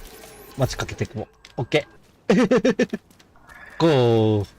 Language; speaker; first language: Japanese; native; Japanese